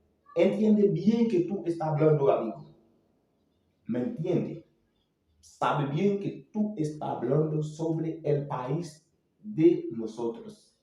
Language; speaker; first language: Spanish; non-native, fluent; Haitian Creole